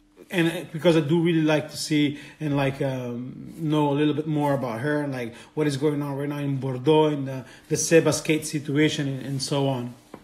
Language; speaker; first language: English; non-native, fluent; Italian